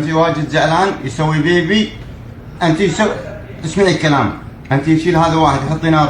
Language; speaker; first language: Arabic; native; Arabic